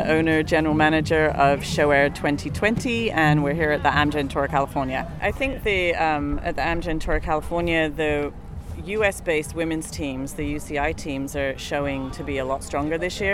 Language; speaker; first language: English; native; English